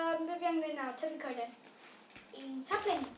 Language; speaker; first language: Welsh; native; Welsh